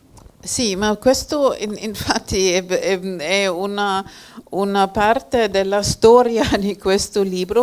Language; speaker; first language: Italian; non-native, fluent; German